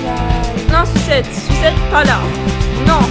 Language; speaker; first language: French; native; French